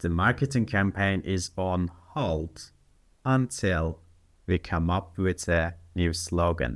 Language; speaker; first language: English; non-native, fluent; Turkish